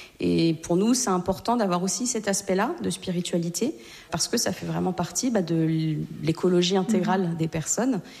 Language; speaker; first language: French; native; French